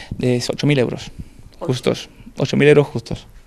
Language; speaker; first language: Spanish; native; Spanish